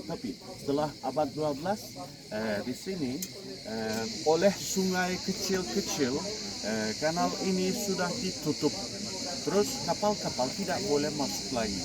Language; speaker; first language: Indonesian; non-native, learner; Turkish